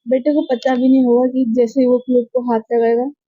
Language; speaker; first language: Hindi; non-native, local second language; Marathi